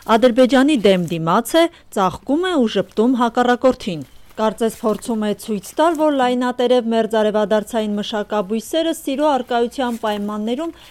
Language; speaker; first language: Armenian; native; Armenian